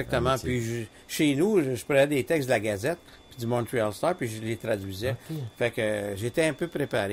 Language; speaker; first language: French; native; French